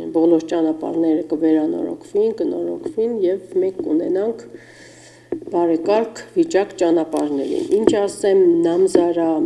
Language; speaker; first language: Armenian; native; Armenian